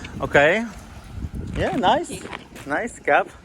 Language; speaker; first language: English; non-native, learner; Polish